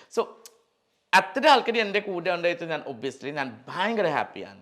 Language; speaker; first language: Malayalam; non-native, local second language; Assamese